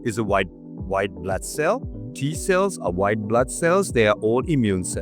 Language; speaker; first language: English; non-native, fluent; German